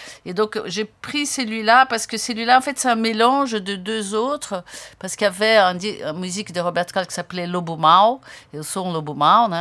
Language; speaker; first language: French; non-native, fluent; Portuguese